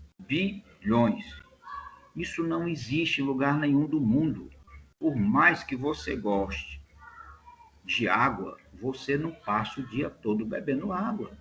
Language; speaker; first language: Portuguese; native; Portuguese